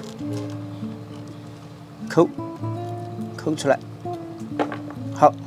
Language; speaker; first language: Chinese; native; Chinese